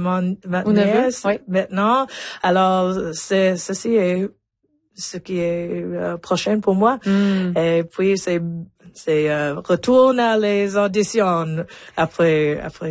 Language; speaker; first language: French; non-native, local second language; English